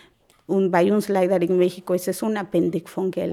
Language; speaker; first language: German; non-native, learner; Spanish